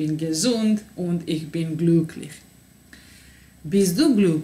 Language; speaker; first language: German; non-native, fluent; Serbian